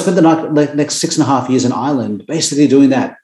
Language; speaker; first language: English; native; English